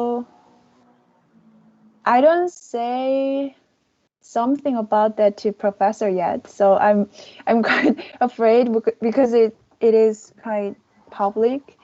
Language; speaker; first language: English; non-native, learner; Korean